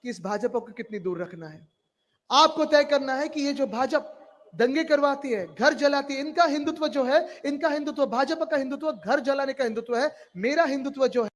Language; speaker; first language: Hindi; non-native, local second language; Marathi